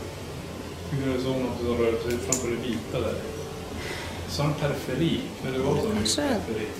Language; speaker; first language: Swedish; native; Swedish